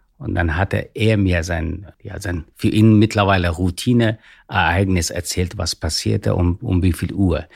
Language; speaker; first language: German; non-native, fluent; Persian